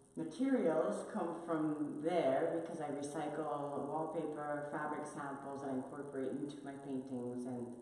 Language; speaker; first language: English; non-native, fluent; Spanish